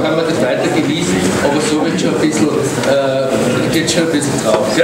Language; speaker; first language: German; native; German